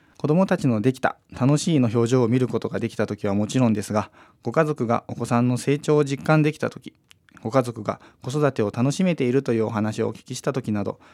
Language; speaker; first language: Japanese; native; Japanese